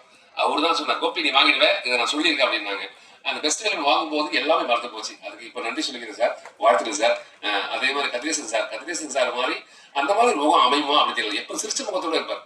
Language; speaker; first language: Tamil; native; Tamil